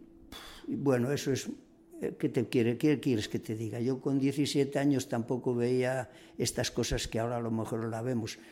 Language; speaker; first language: Spanish; native; Spanish